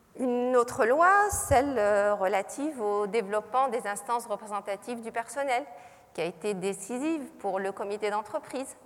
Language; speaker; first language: French; non-native, local second language; Arabic